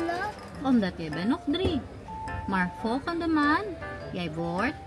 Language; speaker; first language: Dutch; non-native, learner; Filipino